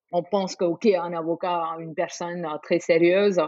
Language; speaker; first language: French; non-native, fluent; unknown